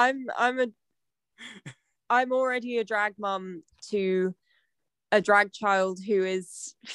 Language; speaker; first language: English; native; English